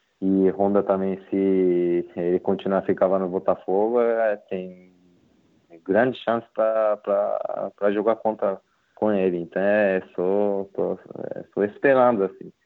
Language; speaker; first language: Portuguese; non-native, learner; Japanese